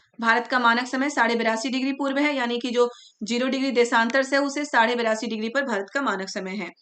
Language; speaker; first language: Hindi; native; Hindi